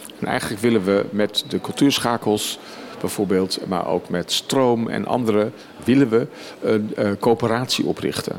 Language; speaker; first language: Dutch; native; Dutch